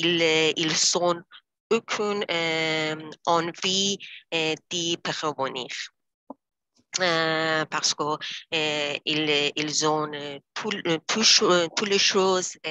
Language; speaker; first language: French; non-native, learner; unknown